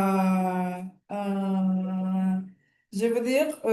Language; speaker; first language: French; non-native, learner; Spanish